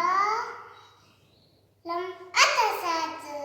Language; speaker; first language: Arabic; non-native, learner; Urdu